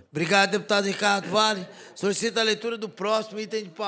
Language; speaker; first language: Portuguese; native; Portuguese